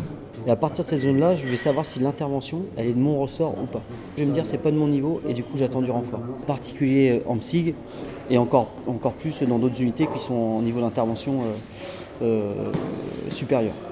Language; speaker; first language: French; native; French